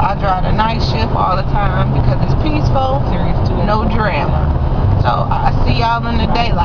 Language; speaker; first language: English; native; English